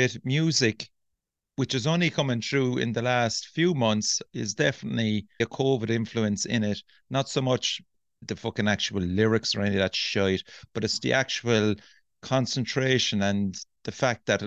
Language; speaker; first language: English; native; English